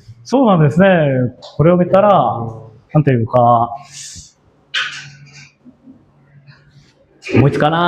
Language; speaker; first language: Japanese; non-native, fluent; Indonesian